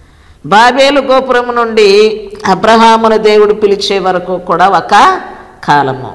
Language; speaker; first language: Telugu; native; Telugu